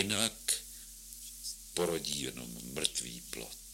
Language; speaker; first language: Czech; native; Czech